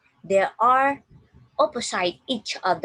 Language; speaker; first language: English; non-native, fluent; Indonesian